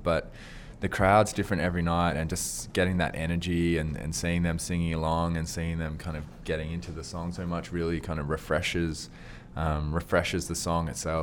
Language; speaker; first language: English; native; English